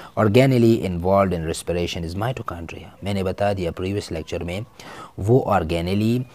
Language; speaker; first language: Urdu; non-native, local second language; Pashto